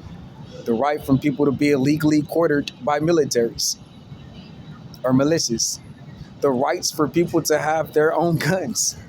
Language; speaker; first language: English; native; English